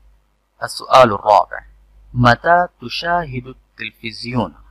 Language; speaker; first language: Arabic; non-native, fluent; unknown